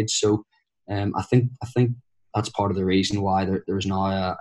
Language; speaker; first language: English; native; English